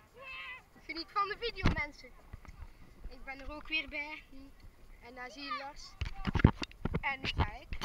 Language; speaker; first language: Dutch; native; Dutch